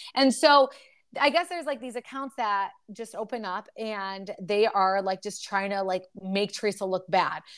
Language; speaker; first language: English; native; English